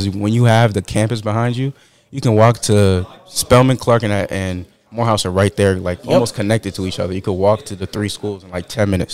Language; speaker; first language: English; native; English